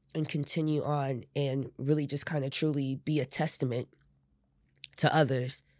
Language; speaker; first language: English; native; English